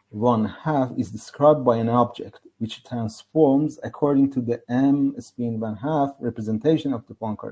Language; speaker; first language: English; non-native, fluent; Persian